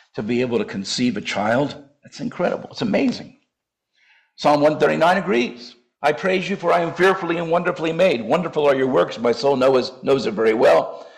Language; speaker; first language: English; native; English